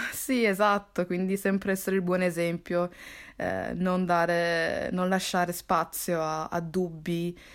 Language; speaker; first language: Italian; early bilingual, other home language; Somali